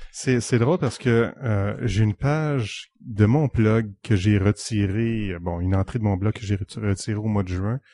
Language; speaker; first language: French; native; French